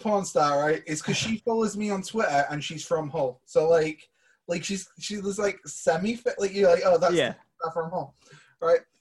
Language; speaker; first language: English; native; English